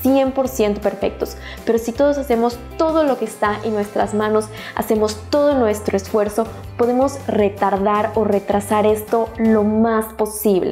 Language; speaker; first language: Spanish; native; Spanish